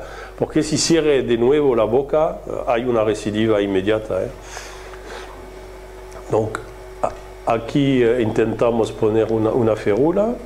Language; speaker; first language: Spanish; non-native, fluent; French